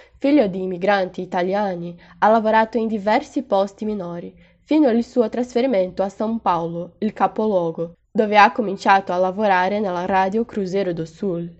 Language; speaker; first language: Italian; non-native, learner; Portuguese